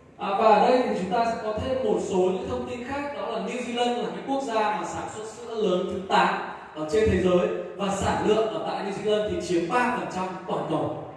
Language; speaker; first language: Vietnamese; native; Vietnamese